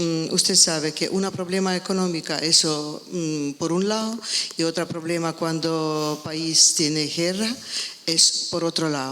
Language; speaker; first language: Spanish; non-native, learner; Ukrainian